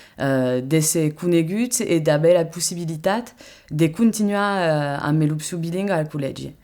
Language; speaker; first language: Occitan; non-native, local second language; French